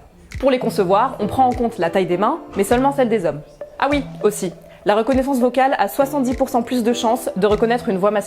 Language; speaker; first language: French; native; French